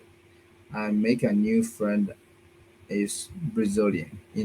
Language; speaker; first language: English; non-native, learner; Chinese